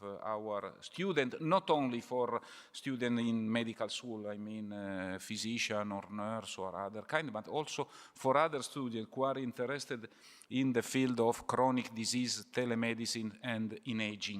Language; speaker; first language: English; non-native, fluent; Italian